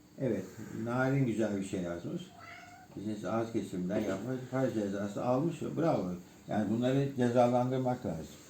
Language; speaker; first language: Turkish; native; Turkish